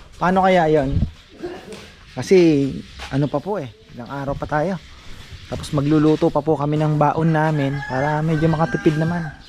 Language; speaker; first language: Filipino; non-native, local second language; Pampanga